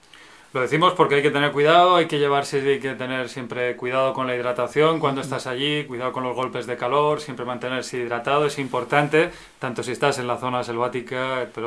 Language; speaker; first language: Spanish; native; Spanish